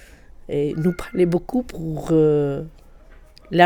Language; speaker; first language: French; non-native, learner; Albanian